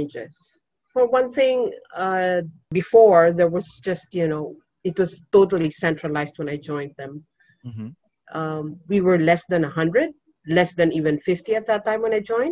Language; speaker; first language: English; non-native, local second language; Cebuano